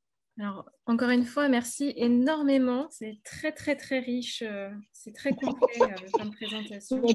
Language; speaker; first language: French; native; French